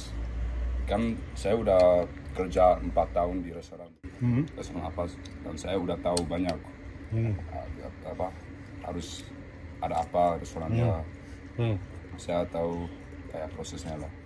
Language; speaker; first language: Indonesian; early bilingual, heritage; Dutch